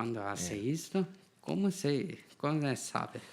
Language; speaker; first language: Spanish; non-native, learner; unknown